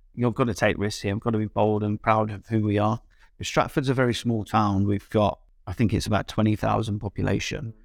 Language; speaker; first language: English; native; English